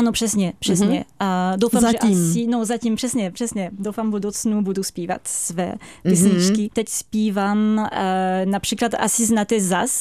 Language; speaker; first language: Czech; non-native, fluent; French